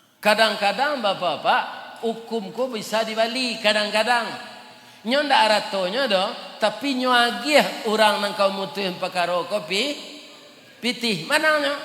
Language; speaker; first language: Malay; non-native, local second language; Minangkabau